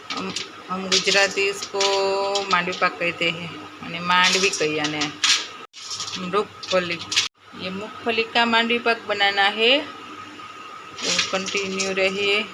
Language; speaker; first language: Hindi; non-native, local second language; Gujarati